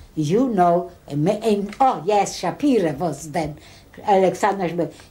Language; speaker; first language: English; early bilingual, other home language; Polish